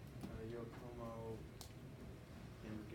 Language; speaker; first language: Spanish; non-native, learner; English